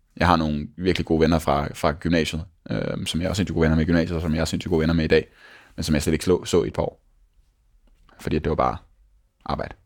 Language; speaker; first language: Danish; native; Danish